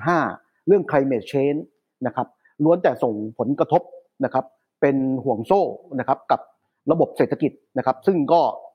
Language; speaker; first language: Thai; native; Thai